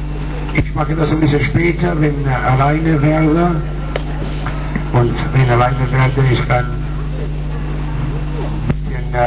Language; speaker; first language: German; non-native, learner; Italian